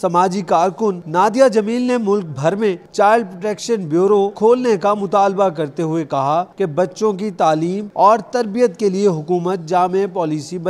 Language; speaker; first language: Urdu; native; Urdu